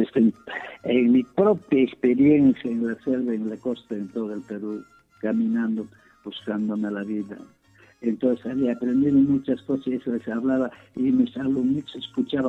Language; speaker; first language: Spanish; native; Spanish